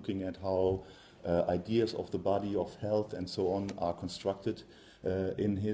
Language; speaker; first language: English; non-native, fluent; German